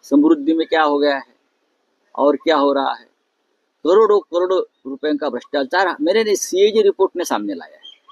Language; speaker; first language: Hindi; non-native, local second language; Marathi